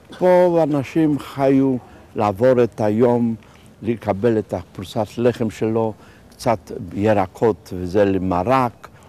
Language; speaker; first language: Hebrew; non-native, fluent; Polish